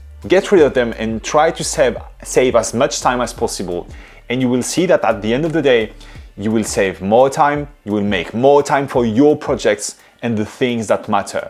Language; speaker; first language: English; non-native, fluent; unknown